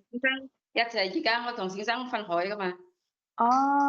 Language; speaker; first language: Cantonese; non-native, learner; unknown